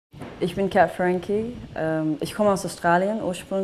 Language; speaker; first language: German; non-native, fluent; English